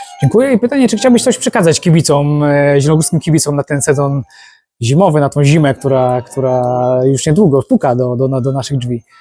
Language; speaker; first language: Polish; native; Polish